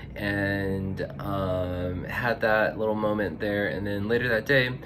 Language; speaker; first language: English; native; English